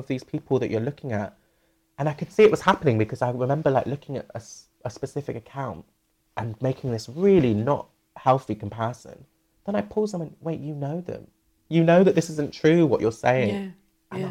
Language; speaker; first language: English; native; English